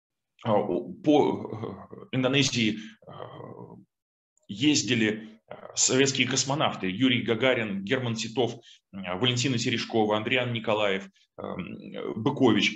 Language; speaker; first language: Russian; native; Russian